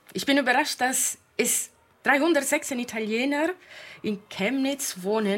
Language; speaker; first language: German; non-native, fluent; Italian